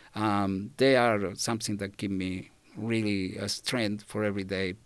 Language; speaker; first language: English; non-native, fluent; Spanish